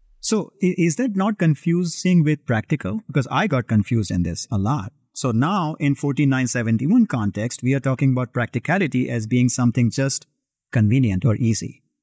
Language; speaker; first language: English; non-native, local second language; Hindi